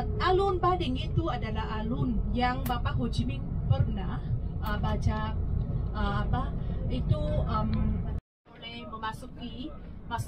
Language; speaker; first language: Indonesian; non-native, fluent; Vietnamese